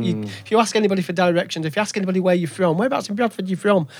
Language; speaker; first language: English; native; English